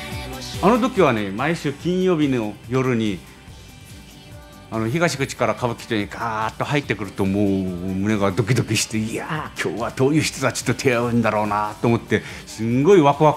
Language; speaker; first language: Japanese; non-native, fluent; Korean